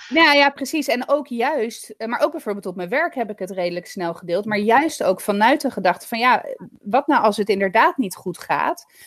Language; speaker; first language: Dutch; early bilingual, other home language; Italian